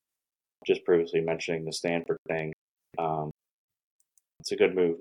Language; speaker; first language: English; native; English